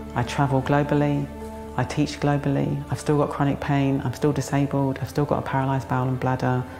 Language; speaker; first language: English; native; English